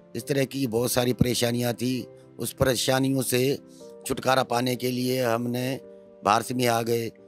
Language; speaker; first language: Urdu; non-native, local second language; Sindhi